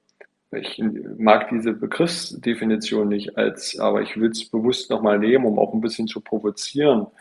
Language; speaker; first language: German; native; German